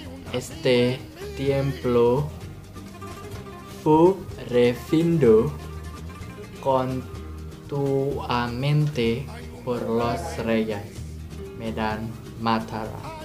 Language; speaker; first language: Spanish; non-native, learner; Indonesian